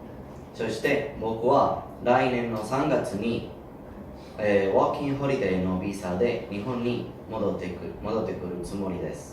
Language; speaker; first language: Japanese; non-native, learner; Spanish